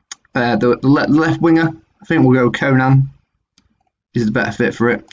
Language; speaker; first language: English; native; English